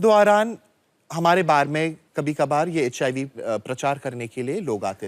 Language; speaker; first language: Hindi; native; Hindi